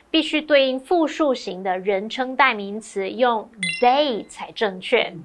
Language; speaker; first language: Chinese; native; Chinese